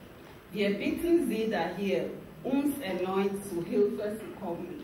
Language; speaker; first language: German; non-native, fluent; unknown